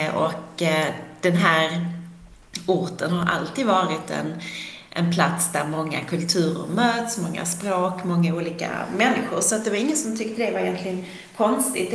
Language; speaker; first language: Swedish; native; Swedish